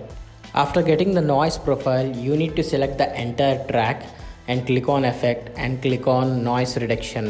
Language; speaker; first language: English; non-native, local second language; Telugu